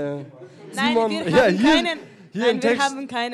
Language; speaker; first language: German; non-native, learner; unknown